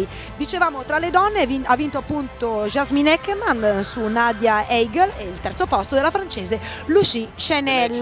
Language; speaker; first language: Italian; native; Italian